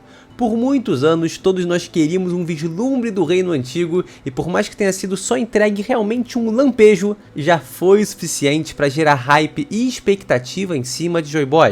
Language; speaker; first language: Portuguese; native; Portuguese